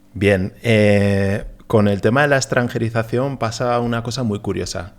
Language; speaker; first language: Spanish; early bilingual, other home language; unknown